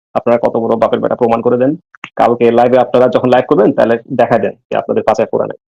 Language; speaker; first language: Bangla; non-native, local second language; Urdu